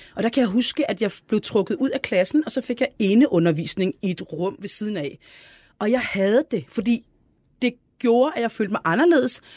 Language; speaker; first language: Danish; early bilingual, other home language; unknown